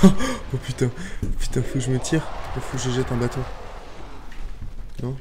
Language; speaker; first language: French; native; French